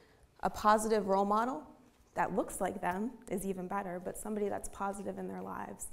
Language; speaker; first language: English; native; English